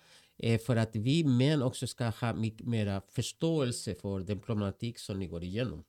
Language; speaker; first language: Swedish; non-native, fluent; Spanish